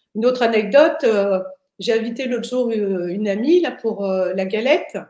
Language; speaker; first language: French; native; French